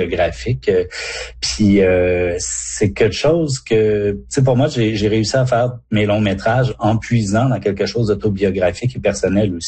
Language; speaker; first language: French; native; French